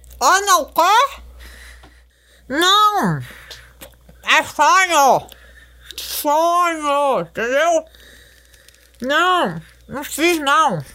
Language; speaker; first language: Portuguese; non-native, learner; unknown